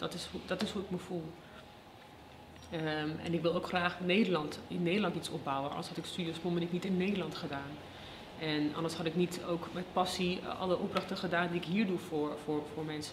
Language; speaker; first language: Dutch; early bilingual, other home language; Bosnian